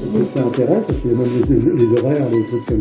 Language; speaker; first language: French; native; French